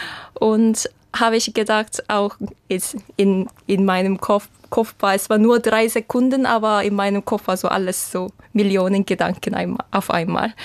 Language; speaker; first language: German; non-native, fluent; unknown